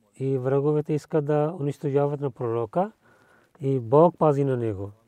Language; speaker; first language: Bulgarian; non-native, learner; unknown